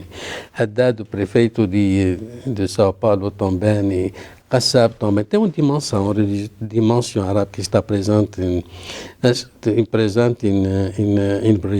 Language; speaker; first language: Portuguese; non-native, learner; Arabic